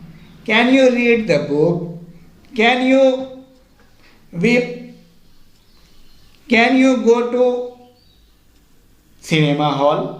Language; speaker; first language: English; non-native, local second language; Hindi